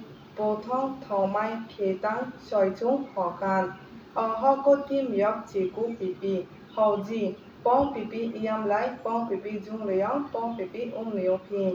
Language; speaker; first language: Cantonese; non-native, learner; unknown